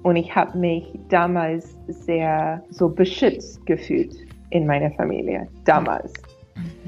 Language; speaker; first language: German; non-native, fluent; English